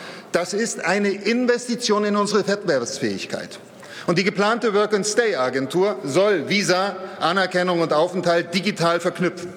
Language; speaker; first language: German; native; German